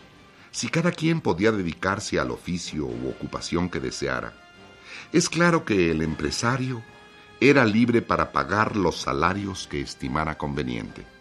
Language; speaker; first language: Spanish; native; Spanish